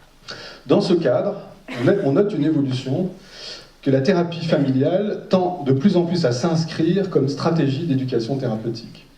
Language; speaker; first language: French; native; French